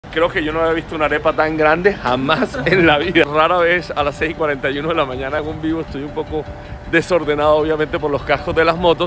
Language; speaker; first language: Spanish; native; Spanish